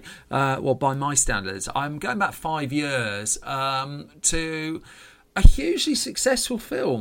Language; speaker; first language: English; native; English